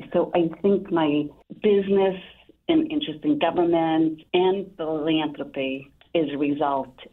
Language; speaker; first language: English; native; English